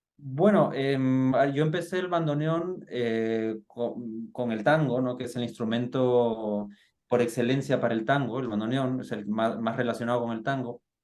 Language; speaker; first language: Spanish; native; Spanish